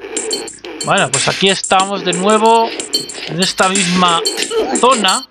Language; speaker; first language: Spanish; native; Spanish